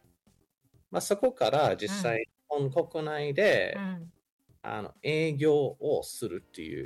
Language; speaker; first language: Japanese; non-native, fluent; English